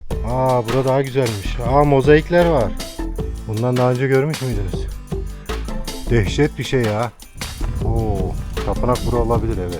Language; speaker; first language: Turkish; native; Turkish